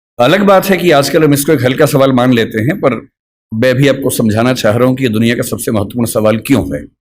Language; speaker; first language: Hindi; native; Hindi